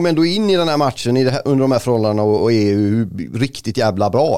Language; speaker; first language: Swedish; native; Swedish